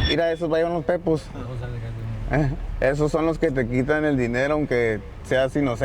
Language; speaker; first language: Spanish; native; Spanish